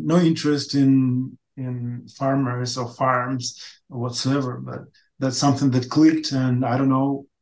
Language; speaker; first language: English; non-native, fluent; Ukrainian